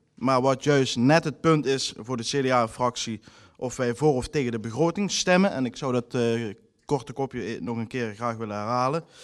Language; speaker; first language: Dutch; native; Dutch